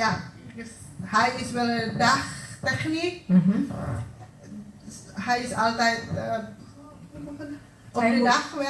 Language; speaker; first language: Dutch; non-native, learner; Indonesian